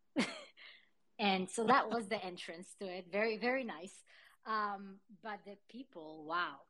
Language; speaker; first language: English; early bilingual, other home language; Hebrew